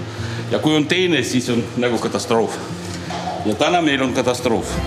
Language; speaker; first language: Estonian; non-native, local second language; Russian